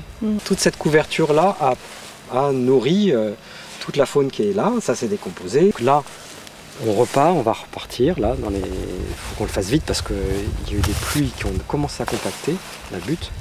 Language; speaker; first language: French; native; French